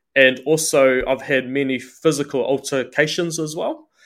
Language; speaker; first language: English; native; English